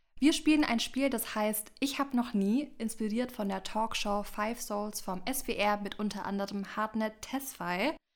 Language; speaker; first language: German; early bilingual, other home language; Amharic